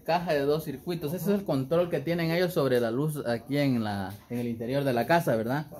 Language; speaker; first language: Spanish; native; Spanish